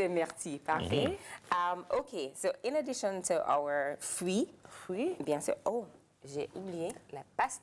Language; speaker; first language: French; non-native, fluent; English